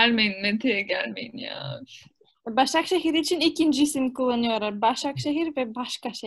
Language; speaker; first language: Turkish; native; Turkish